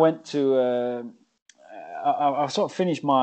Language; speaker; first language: English; non-native, fluent; Danish